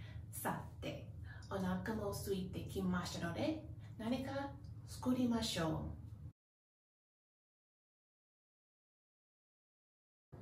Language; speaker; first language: Japanese; non-native, learner; English